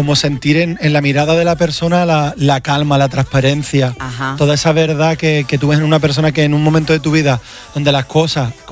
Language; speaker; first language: Spanish; native; Spanish